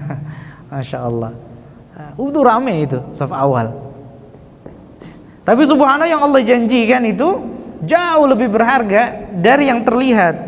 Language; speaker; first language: Indonesian; native; Indonesian